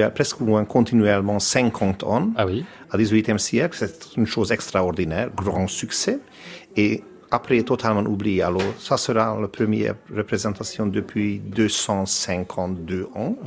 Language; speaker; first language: French; non-native, learner; Hungarian